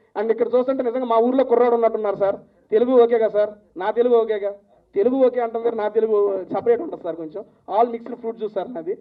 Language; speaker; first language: Telugu; native; Telugu